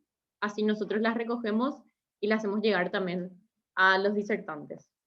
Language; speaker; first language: Spanish; native; Spanish